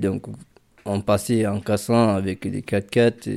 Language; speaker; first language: French; non-native, local second language; Fula